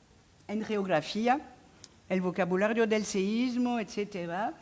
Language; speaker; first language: Spanish; non-native, fluent; French